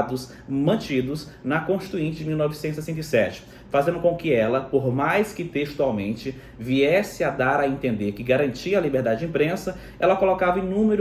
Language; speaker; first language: Portuguese; native; Portuguese